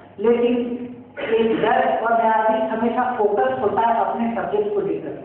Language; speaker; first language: Hindi; native; Hindi